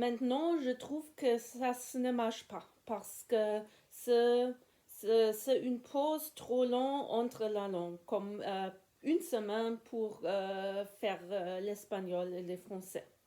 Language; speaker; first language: French; non-native, learner; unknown